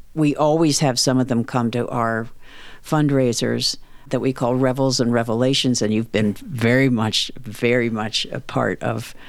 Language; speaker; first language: English; native; English